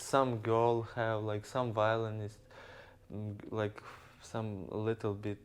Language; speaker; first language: English; non-native, learner; Ukrainian